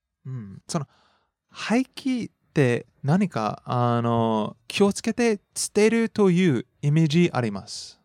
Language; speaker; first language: Japanese; non-native, fluent; English